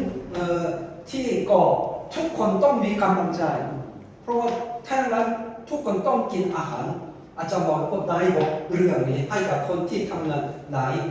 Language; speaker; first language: Thai; non-native, fluent; Korean